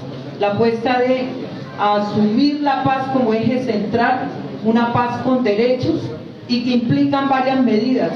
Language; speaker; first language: Spanish; native; Spanish